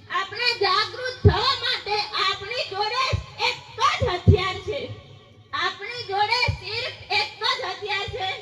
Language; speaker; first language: Gujarati; non-native, local second language; Rathawi